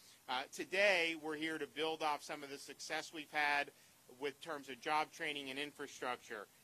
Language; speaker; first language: English; native; English